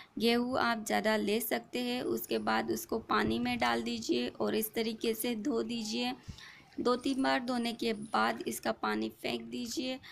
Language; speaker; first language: Hindi; non-native, local second language; Marathi